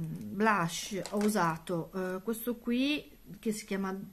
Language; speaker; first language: Italian; native; Italian